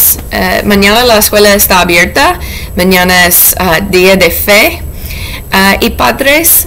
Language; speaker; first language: Spanish; non-native, learner; English